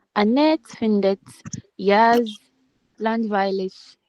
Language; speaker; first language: German; non-native, learner; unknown